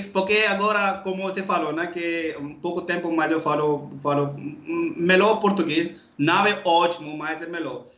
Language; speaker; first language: Portuguese; non-native, learner; Urdu